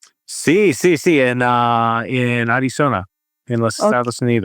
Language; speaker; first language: Spanish; non-native, learner; English